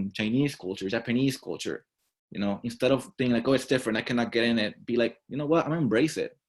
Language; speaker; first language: English; non-native, fluent; Spanish